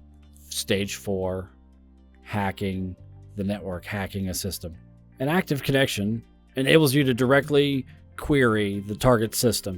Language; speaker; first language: English; native; English